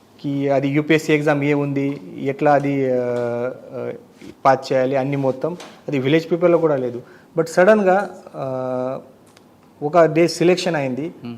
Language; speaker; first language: Telugu; non-native, learner; Marathi